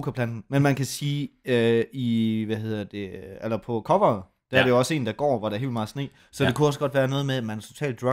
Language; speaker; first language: Danish; native; Danish